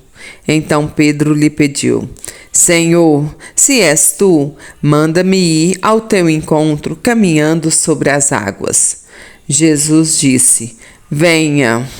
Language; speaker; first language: Portuguese; native; Portuguese